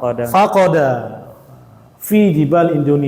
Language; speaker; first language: Arabic; non-native, fluent; Indonesian